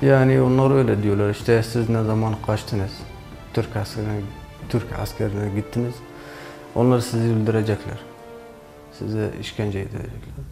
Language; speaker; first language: Turkish; non-native, learner; Kurdish